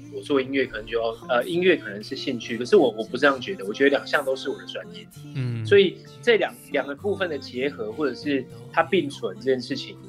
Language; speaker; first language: Chinese; non-native, local second language; Min Nan Chinese